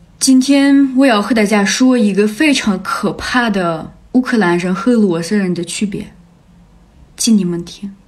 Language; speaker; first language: Chinese; non-native, fluent; Ukrainian